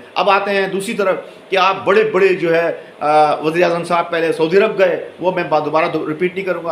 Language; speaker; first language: Urdu; native; Urdu